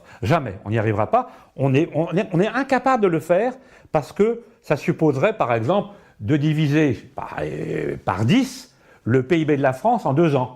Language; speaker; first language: French; native; French